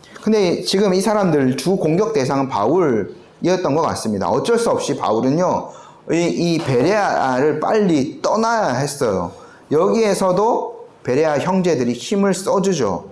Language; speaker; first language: Korean; native; Korean